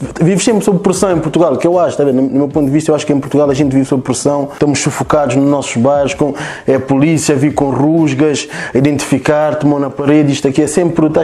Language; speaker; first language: Portuguese; early bilingual, other home language; Kabuverdianu